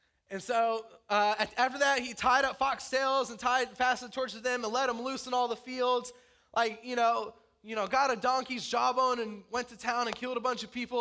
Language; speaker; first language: English; native; English